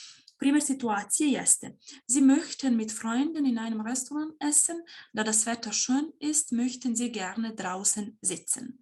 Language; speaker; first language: German; non-native, fluent; Serbian